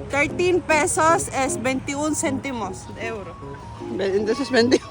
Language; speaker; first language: Spanish; non-native, learner; Filipino